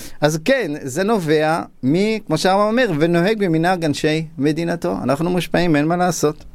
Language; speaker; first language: Hebrew; native; Hebrew